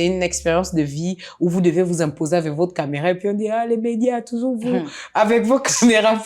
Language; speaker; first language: French; native; French